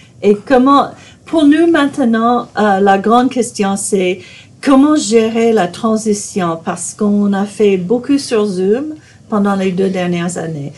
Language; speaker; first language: French; non-native, fluent; English